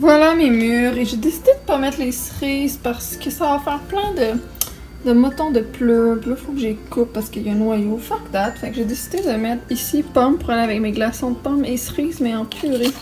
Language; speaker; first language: French; native; French